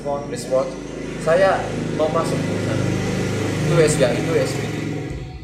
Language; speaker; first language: Indonesian; non-native, learner; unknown